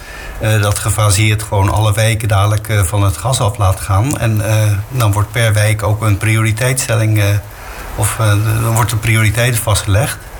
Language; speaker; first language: Dutch; native; Dutch